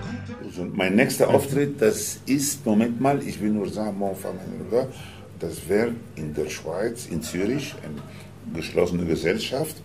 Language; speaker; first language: German; non-native, fluent; Spanish